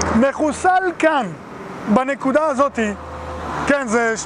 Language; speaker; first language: Hebrew; native; Hebrew